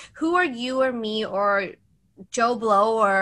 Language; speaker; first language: English; native; English